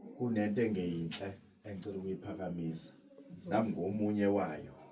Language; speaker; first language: Zulu; non-native, local second language; Xhosa